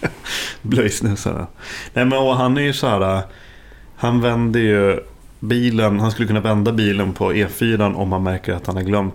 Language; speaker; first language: Swedish; native; Swedish